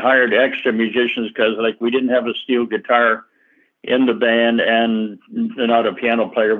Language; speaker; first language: English; native; English